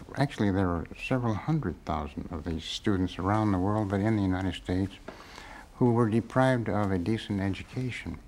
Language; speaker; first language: English; native; English